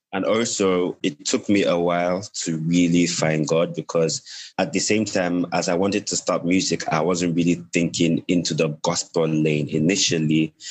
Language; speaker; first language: English; non-native, local second language; Yoruba